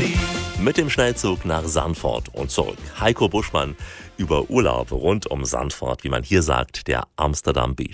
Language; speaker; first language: German; native; German